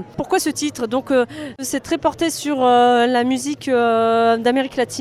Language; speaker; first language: French; native; French